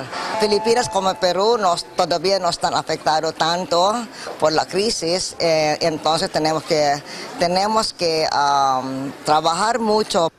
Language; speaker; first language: Spanish; non-native, fluent; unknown